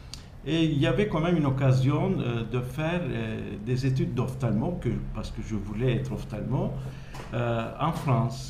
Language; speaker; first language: French; non-native, fluent; Turkish